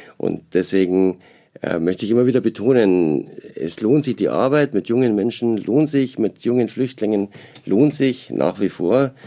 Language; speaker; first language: German; native; German